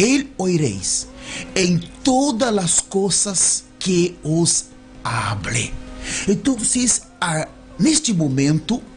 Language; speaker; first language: Spanish; non-native, learner; Portuguese